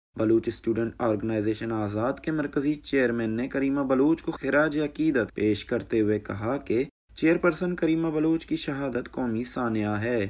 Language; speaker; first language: Urdu; non-native, local second language; Baluchi